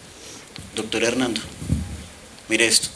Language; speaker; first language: Spanish; native; Spanish